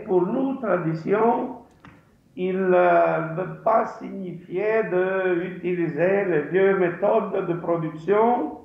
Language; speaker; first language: French; non-native, fluent; Italian